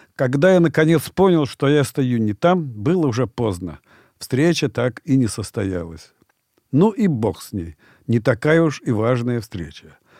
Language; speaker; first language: Russian; native; Russian